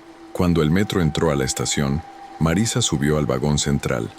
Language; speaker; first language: Spanish; native; Spanish